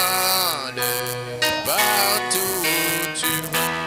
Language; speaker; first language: French; non-native, local second language; Swahili